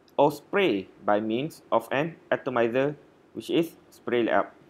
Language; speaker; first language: English; non-native, local second language; Malay